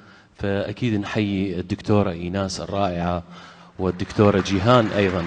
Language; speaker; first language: Arabic; native; Arabic